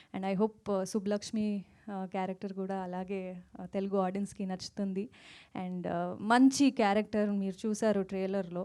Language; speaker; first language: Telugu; non-native, local second language; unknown